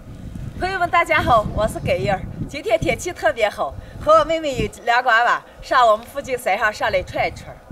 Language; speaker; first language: Chinese; native; Chinese